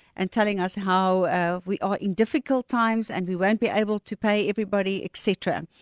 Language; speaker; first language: English; non-native, local second language; Afrikaans